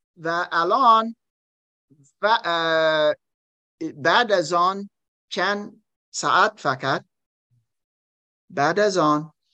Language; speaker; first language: Persian; non-native, learner; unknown